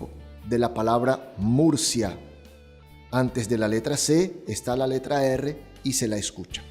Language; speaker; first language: Spanish; non-native, fluent; Portuguese